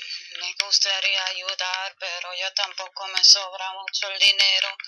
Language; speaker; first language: Spanish; non-native, fluent; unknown